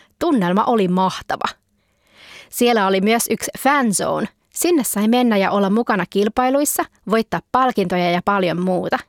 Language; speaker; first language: Finnish; early bilingual, heritage; Finnish